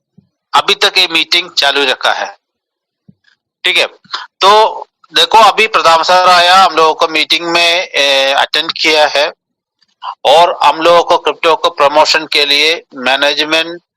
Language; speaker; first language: Hindi; non-native, local second language; Malayalam